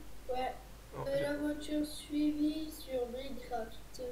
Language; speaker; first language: French; native; French